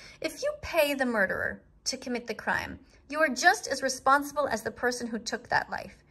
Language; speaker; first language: English; native; English